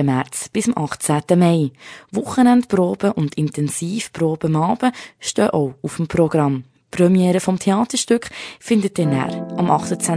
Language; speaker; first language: German; native; German